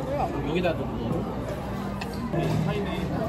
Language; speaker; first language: Korean; native; Korean